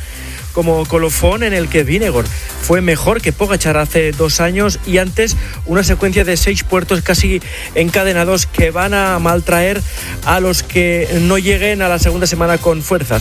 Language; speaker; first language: Spanish; native; Spanish